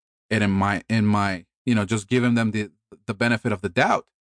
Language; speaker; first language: English; early bilingual, other home language; Spanish